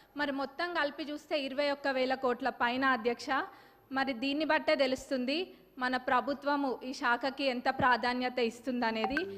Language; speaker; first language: Telugu; native; Telugu